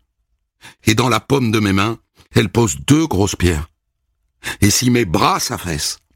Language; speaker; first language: French; native; French